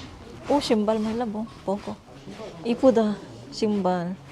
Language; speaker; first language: Korean; non-native, learner; Filipino